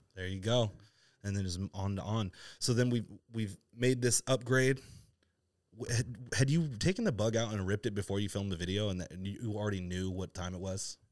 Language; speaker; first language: English; native; English